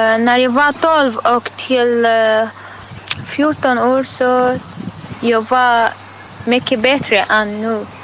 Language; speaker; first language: Swedish; non-native, learner; Arabic